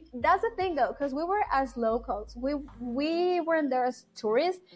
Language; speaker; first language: English; non-native, fluent; Spanish